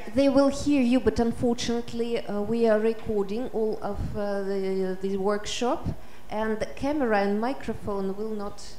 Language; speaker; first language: English; non-native, fluent; Russian